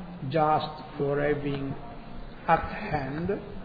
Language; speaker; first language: English; non-native, fluent; Italian